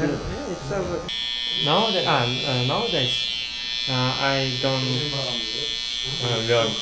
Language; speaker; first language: English; non-native, learner; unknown